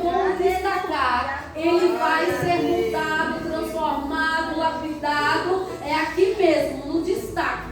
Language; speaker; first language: Portuguese; native; Portuguese